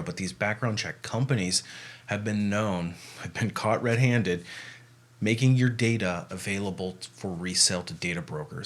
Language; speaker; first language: English; native; English